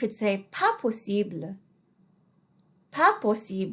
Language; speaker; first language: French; non-native, fluent; English